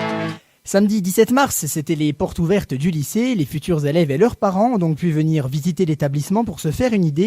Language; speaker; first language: French; native; French